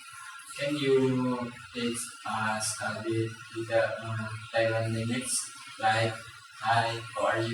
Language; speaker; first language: English; non-native, learner; Indonesian